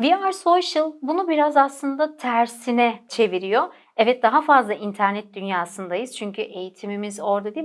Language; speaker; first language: Turkish; native; Turkish